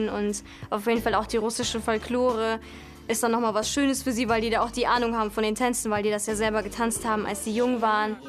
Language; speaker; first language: German; native; German